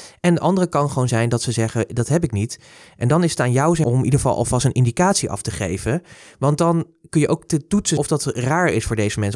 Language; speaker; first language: Dutch; native; Dutch